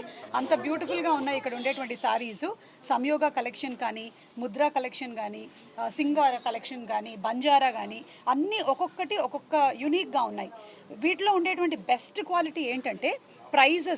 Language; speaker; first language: Telugu; native; Telugu